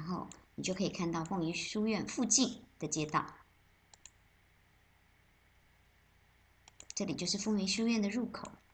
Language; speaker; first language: Chinese; native; Chinese